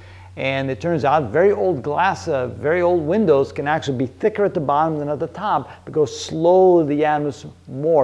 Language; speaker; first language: English; non-native, fluent; Dutch